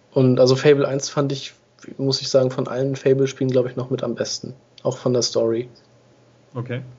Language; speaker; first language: German; non-native, fluent; English